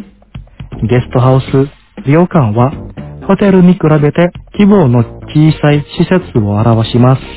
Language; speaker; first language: Japanese; non-native, fluent; Indonesian